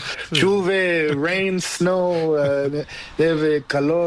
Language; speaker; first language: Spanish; non-native, learner; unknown